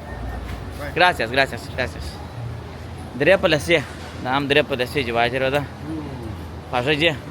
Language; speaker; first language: Spanish; non-native, learner; Pashto